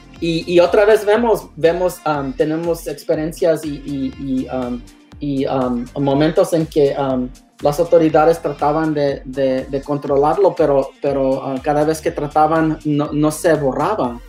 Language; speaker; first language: Spanish; non-native, learner; English